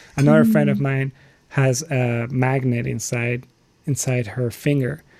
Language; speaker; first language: English; non-native, fluent; Spanish